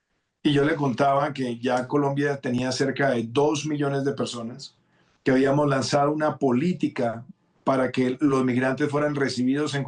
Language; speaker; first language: Spanish; native; Spanish